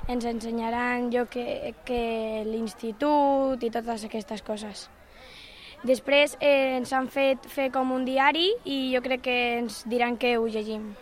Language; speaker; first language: Catalan; non-native, local second language; Spanish